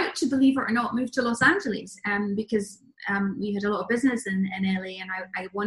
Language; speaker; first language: English; native; English